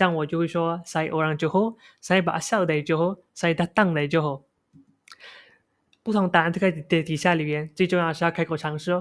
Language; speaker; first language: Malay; non-native, local second language; Chinese